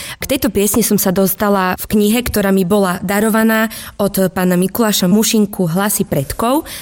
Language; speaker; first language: Slovak; native; Slovak